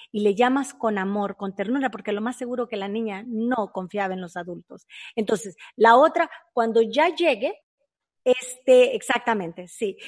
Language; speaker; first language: Spanish; native; Spanish